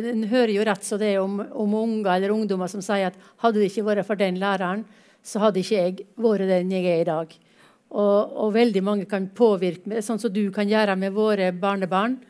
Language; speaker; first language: Norwegian; native; Norwegian